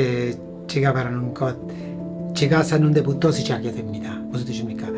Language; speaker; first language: Korean; non-native, fluent; Italian